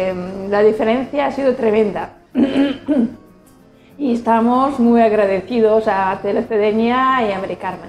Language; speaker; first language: Spanish; non-native, fluent; Russian